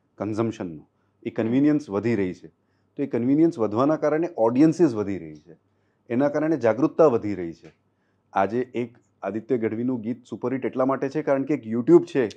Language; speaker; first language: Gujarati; non-native, local second language; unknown